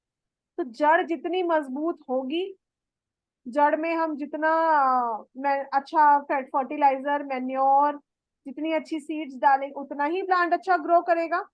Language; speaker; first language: Hindi; native; Hindi